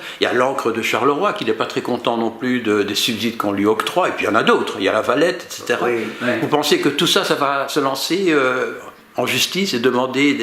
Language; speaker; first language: French; native; French